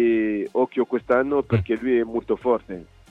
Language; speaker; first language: Italian; non-native, fluent; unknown